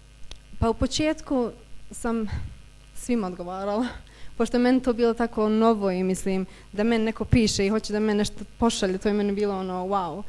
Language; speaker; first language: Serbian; early bilingual, heritage; Bosnian